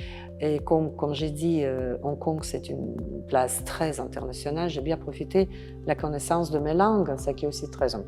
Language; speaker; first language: French; non-native, fluent; Russian